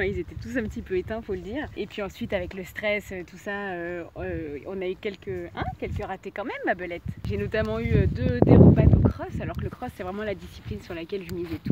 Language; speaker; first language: French; native; French